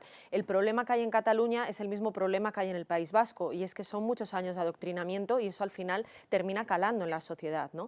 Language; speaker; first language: Spanish; native; Spanish